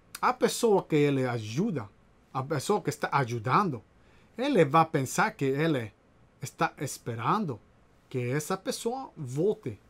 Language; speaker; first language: Portuguese; non-native, learner; Spanish